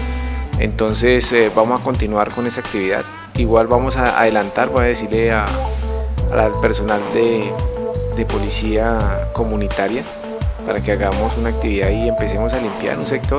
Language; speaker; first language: Spanish; native; Spanish